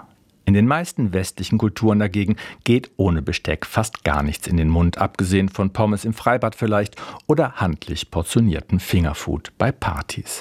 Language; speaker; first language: German; native; German